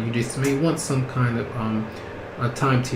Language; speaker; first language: English; native; English